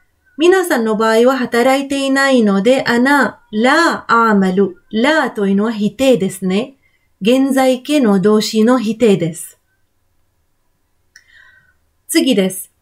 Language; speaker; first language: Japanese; non-native, fluent; Arabic